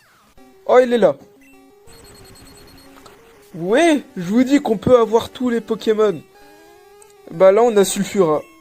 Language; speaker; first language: French; native; French